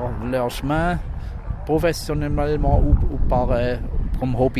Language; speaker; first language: French; non-native, local second language; German